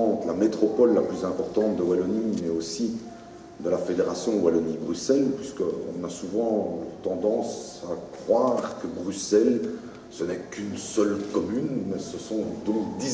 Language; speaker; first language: French; native; French